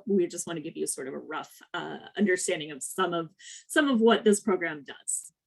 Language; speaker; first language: English; native; English